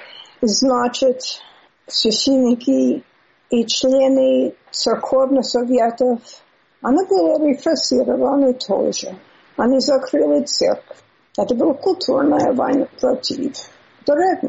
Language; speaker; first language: Russian; non-native, fluent; English